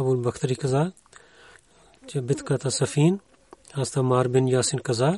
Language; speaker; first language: Bulgarian; non-native, learner; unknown